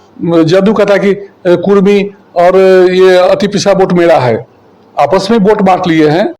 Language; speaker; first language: Hindi; native; Hindi